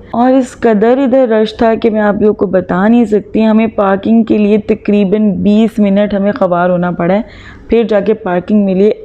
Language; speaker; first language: Urdu; native; Urdu